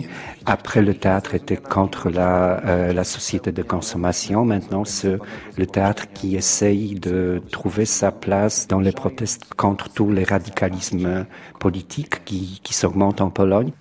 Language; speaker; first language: French; non-native, fluent; Polish